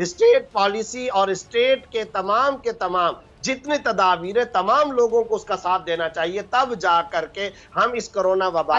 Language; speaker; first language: Urdu; native; Urdu